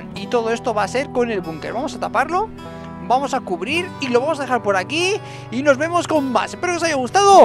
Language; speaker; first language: Spanish; native; Spanish